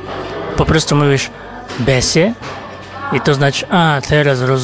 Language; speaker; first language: Polish; non-native, fluent; Kazakh